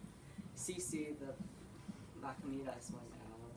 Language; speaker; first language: Spanish; non-native, learner; English